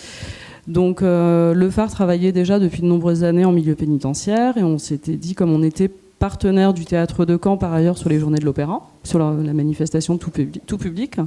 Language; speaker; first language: French; native; French